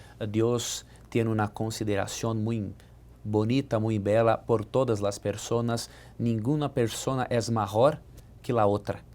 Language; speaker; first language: Spanish; non-native, learner; Portuguese